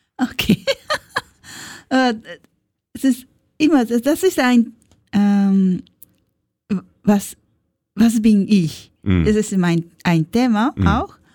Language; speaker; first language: German; non-native, learner; Japanese